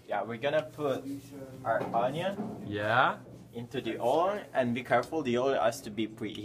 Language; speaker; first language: English; non-native, fluent; Italian